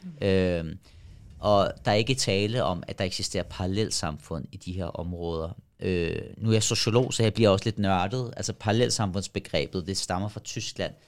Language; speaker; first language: Danish; early bilingual, other home language; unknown